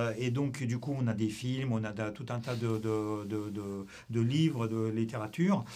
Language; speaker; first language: French; non-native, fluent; Russian